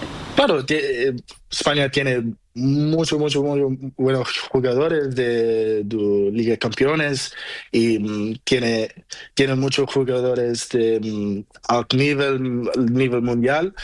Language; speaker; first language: Spanish; non-native, learner; Portuguese